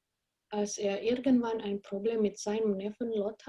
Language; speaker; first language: German; non-native, fluent; Indonesian